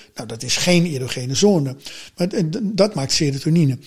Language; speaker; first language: Dutch; native; Dutch